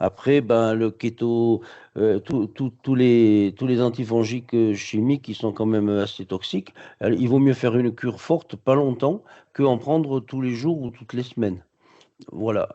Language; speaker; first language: French; native; French